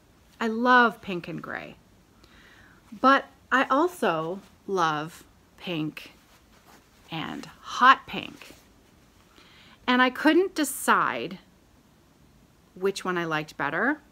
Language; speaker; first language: English; native; English